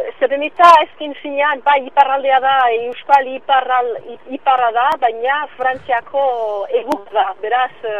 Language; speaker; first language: Basque; non-native, local second language; French